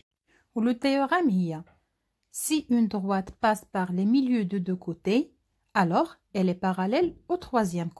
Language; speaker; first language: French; non-native, local second language; Arabic